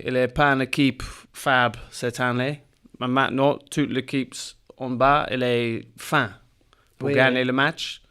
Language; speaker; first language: French; non-native, learner; English